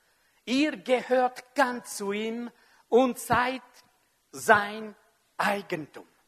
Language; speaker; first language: German; non-native, fluent; French